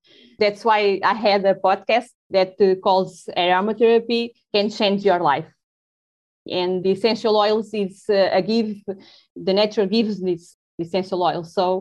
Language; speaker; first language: English; non-native, learner; Portuguese